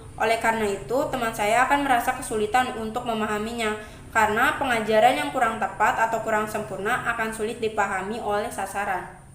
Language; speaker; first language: Indonesian; non-native, local second language; Javanese